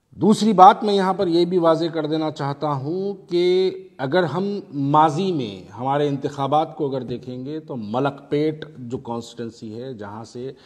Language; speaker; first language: Hindi; non-native, local second language; Urdu